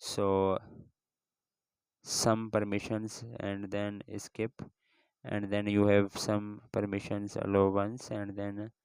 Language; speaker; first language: English; non-native, local second language; Urdu